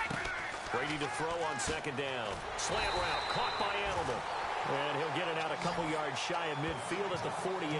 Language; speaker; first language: English; native; English